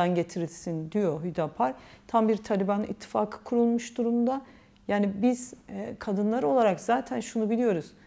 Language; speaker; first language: Turkish; native; Turkish